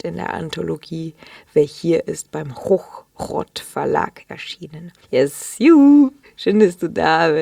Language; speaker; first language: German; early bilingual, other home language; Russian